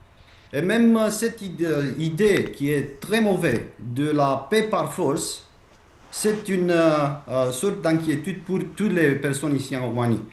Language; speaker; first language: French; non-native, fluent; Romanian